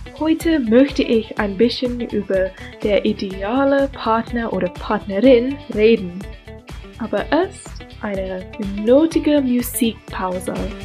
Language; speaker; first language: German; non-native, learner; English